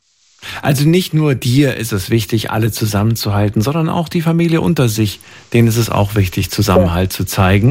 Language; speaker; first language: German; native; German